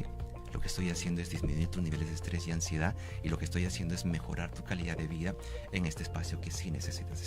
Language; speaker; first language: Spanish; native; Spanish